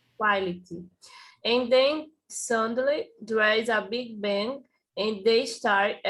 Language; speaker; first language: English; non-native, learner; Portuguese